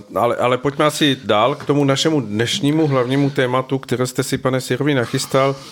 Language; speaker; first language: Czech; native; Czech